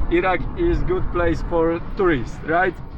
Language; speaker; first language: English; non-native, learner; Polish